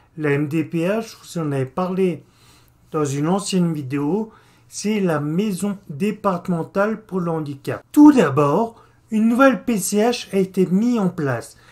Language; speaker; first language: French; native; French